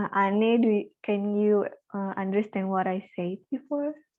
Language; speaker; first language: English; non-native, learner; Indonesian